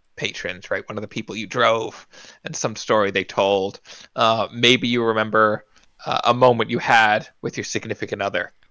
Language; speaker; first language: English; native; English